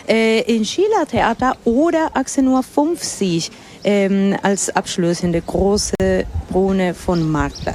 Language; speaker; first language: German; non-native, fluent; Spanish